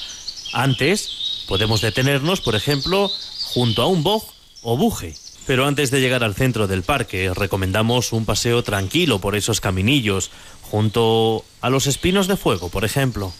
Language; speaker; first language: Spanish; native; Spanish